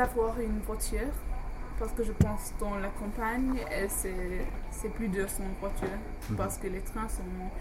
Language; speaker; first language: French; non-native, fluent; English